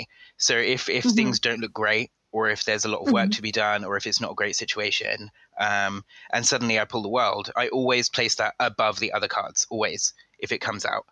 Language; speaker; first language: English; native; English